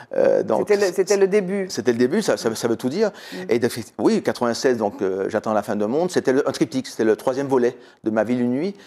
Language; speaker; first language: French; native; French